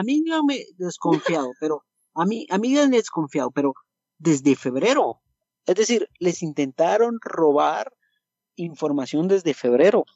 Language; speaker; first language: Spanish; native; Spanish